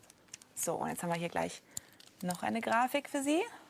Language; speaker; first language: German; native; German